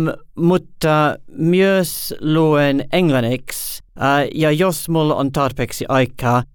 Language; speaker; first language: Finnish; non-native, learner; English